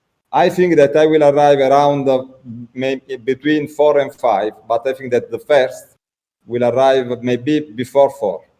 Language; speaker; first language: English; non-native, learner; Italian